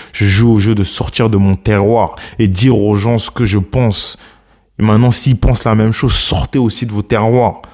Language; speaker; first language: French; early bilingual, other home language; Akan